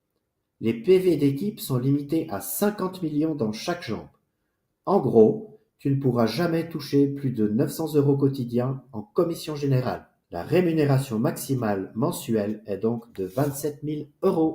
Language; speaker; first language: French; native; French